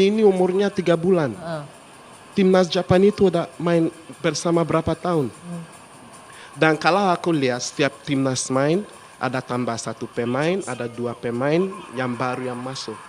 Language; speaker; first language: Indonesian; non-native, fluent; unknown